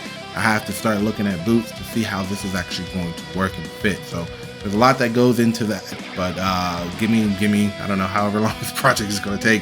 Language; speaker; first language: English; native; English